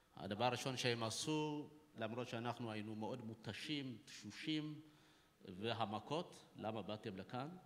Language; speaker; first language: Hebrew; non-native, fluent; Amharic